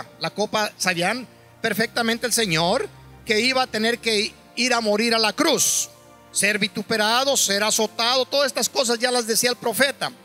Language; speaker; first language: Spanish; native; Spanish